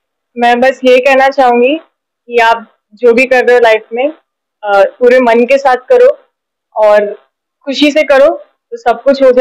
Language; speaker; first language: Hindi; native; Hindi